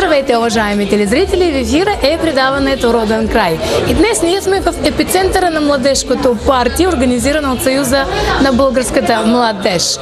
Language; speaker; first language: Bulgarian; early bilingual, heritage; Bulgarian